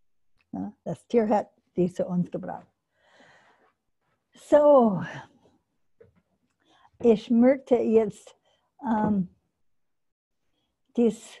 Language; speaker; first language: German; non-native, learner; English